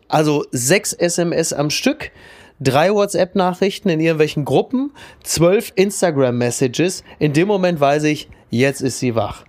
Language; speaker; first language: German; native; German